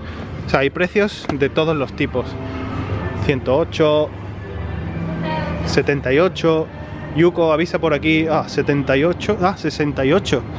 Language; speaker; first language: Spanish; native; Spanish